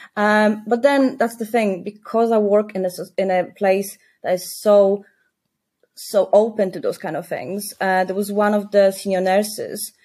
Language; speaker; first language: English; non-native, fluent; Polish